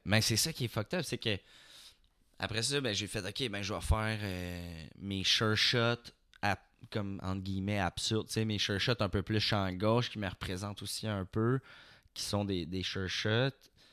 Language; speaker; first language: French; native; French